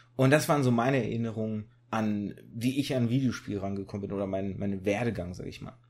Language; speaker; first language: German; native; German